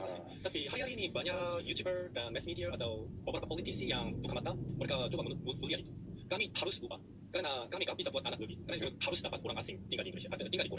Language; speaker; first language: Indonesian; non-native, learner; Korean